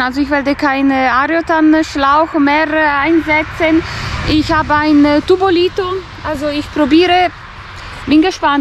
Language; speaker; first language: German; non-native, fluent; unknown